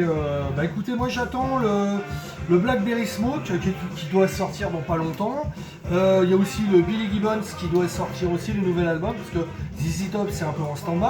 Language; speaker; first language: French; native; French